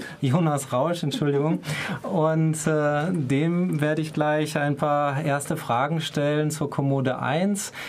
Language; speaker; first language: German; native; German